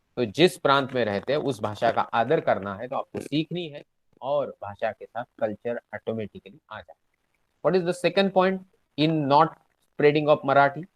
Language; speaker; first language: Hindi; non-native, local second language; Marathi